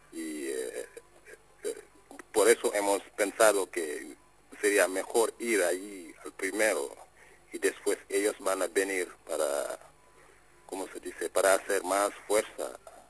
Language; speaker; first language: Spanish; non-native, fluent; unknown